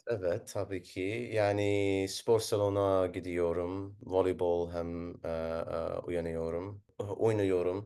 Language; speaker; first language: Turkish; non-native, learner; Arabic